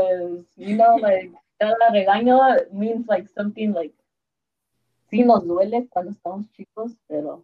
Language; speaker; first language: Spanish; early bilingual, heritage; Spanish